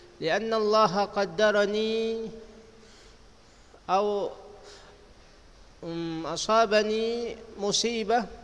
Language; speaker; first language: Arabic; non-native, fluent; Indonesian